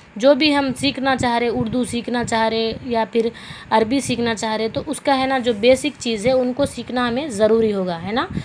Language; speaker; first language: Urdu; native; Urdu